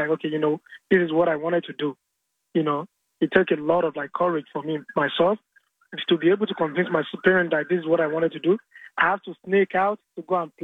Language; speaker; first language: English; non-native, local second language; Yoruba